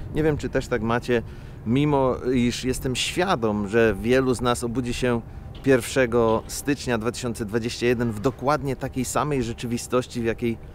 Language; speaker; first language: Polish; native; Polish